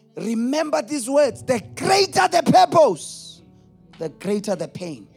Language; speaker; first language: English; non-native, local second language; Zulu